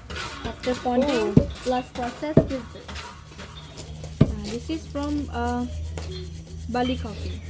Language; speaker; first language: English; non-native, fluent; Indonesian